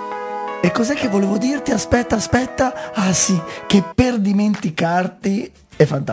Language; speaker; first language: Italian; native; Italian